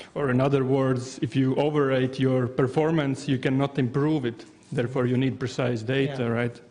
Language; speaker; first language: English; non-native, fluent; Latvian